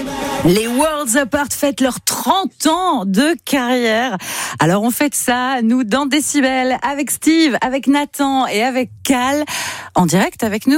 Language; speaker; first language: French; native; French